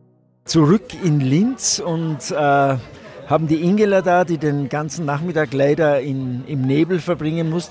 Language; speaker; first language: German; native; German